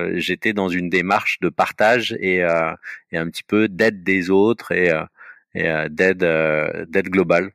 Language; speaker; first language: French; native; French